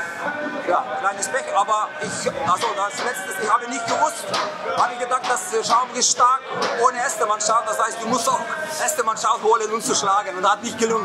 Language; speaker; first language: German; non-native, learner; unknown